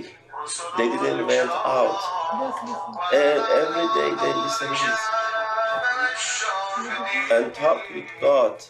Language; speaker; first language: English; non-native, learner; Persian